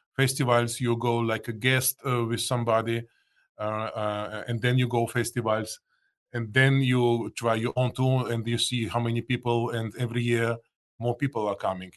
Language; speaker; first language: English; non-native, fluent; Russian